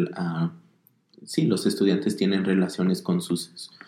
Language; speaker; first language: Spanish; early bilingual, heritage; Spanish